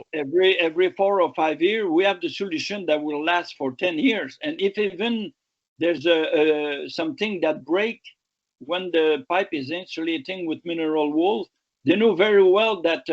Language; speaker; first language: English; non-native, local second language; French